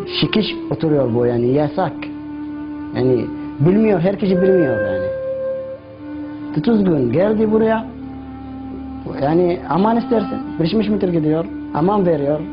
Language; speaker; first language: Turkish; non-native, learner; Somali